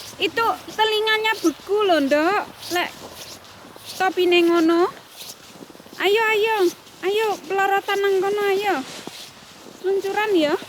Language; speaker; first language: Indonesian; native; Indonesian